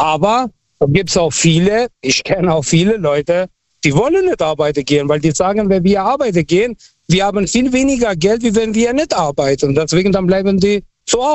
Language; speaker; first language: German; non-native, fluent; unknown